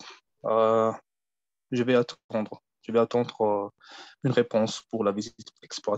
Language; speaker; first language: French; non-native, fluent; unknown